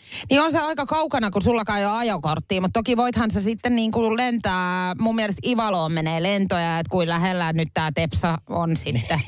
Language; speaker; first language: Finnish; native; Finnish